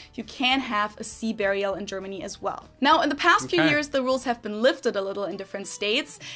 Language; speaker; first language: English; non-native, fluent; German